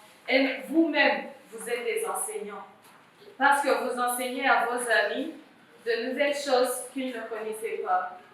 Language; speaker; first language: French; non-native, local second language; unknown